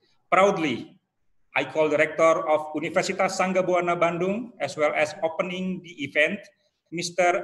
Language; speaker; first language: English; non-native, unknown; Indonesian